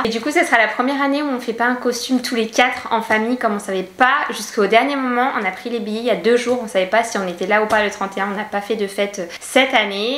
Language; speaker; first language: French; native; French